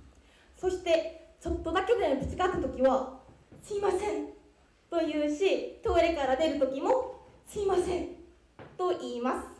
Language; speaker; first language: Japanese; non-native, fluent; Korean